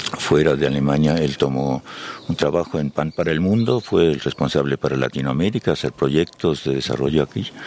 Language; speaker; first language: Spanish; early bilingual, other home language; German